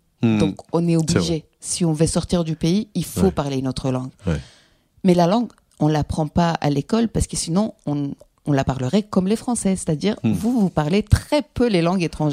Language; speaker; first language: French; non-native, fluent; Greek